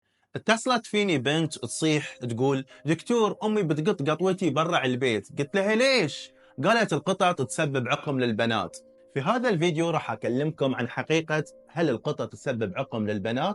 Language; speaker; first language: Arabic; native; Arabic